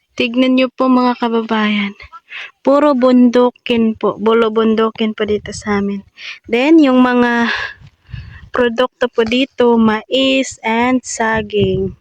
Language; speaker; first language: Filipino; non-native, local second language; Cebuano